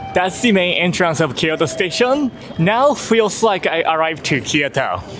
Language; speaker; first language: English; non-native, fluent; Japanese